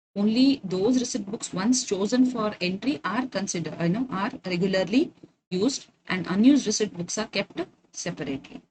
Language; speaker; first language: English; non-native, local second language; Kannada